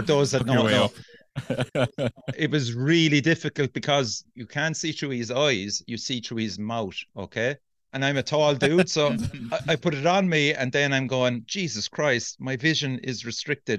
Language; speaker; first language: English; native; English